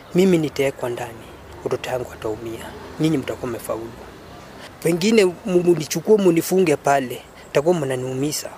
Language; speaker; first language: Swahili; non-native, local second language; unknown